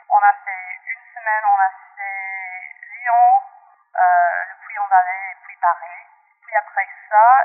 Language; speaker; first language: French; non-native, local second language; English